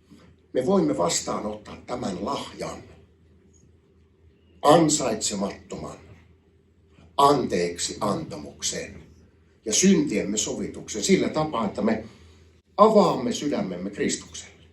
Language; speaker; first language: Finnish; native; Finnish